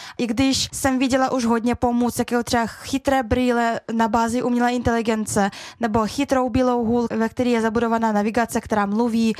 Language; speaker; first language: Czech; early bilingual, other home language; Russian